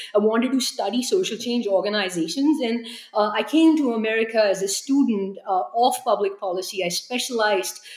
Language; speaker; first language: English; non-native, local second language; Hindi